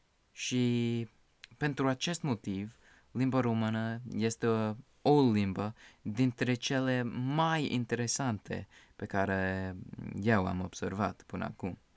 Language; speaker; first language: Romanian; non-native, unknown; English